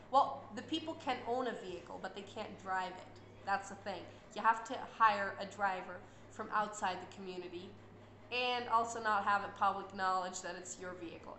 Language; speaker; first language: English; early bilingual, other home language; Plautdietsch